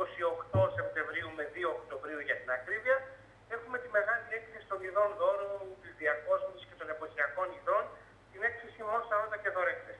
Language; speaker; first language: Greek; native; Greek